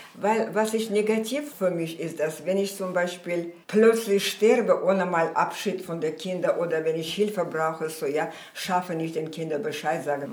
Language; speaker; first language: German; non-native, fluent; Armenian